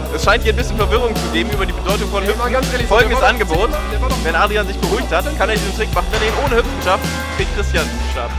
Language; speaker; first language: German; native; German